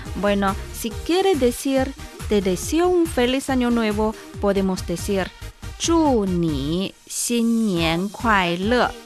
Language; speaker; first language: Spanish; non-native, fluent; Chinese